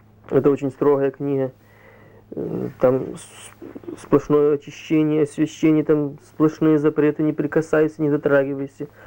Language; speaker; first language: Russian; native; Russian